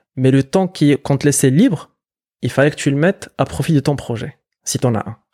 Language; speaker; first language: French; non-native, local second language; Arabic